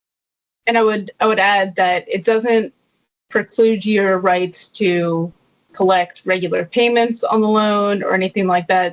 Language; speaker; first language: English; native; English